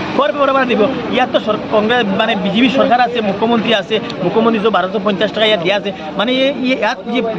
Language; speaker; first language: Assamese; non-native, local second language; Bangla